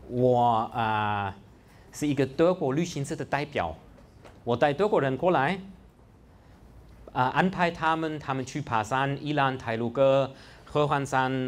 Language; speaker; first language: Chinese; non-native, fluent; German